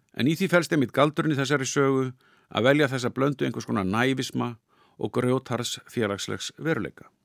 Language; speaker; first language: Icelandic; native; Icelandic